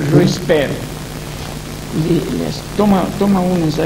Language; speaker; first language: Spanish; non-native, fluent; Portuguese